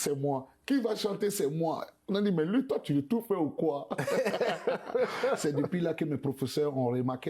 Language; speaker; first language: French; non-native, local second language; Bambara